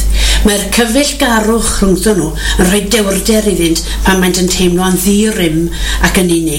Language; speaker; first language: Welsh; native; Welsh